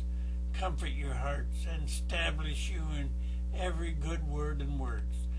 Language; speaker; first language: English; native; English